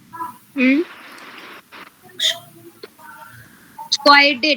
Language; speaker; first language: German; non-native, fluent; Hindi